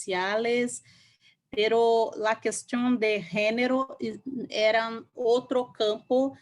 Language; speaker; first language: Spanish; non-native, learner; Portuguese